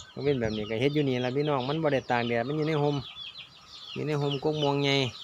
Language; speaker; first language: Thai; native; Thai